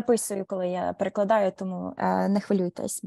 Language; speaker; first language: Ukrainian; early bilingual, heritage; Ukrainian